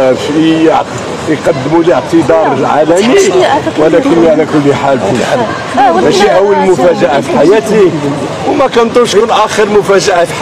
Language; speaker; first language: Arabic; native; Arabic